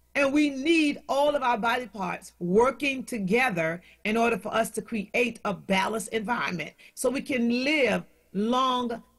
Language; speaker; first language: English; native; English